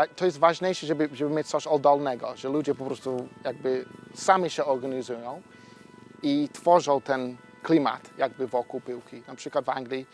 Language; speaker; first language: Polish; non-native, fluent; English